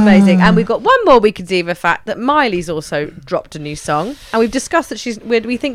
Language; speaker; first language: English; native; English